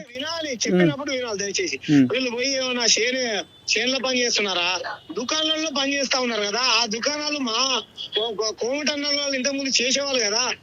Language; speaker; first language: Telugu; native; Telugu